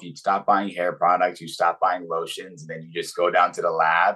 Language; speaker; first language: English; native; English